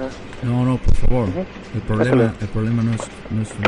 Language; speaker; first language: Spanish; non-native, learner; French